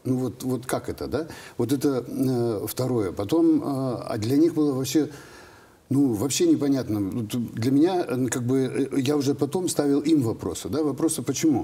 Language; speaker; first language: Russian; native; Russian